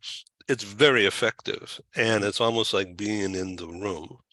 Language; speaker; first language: English; native; English